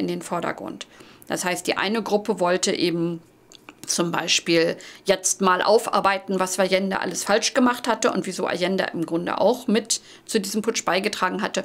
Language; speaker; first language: German; native; German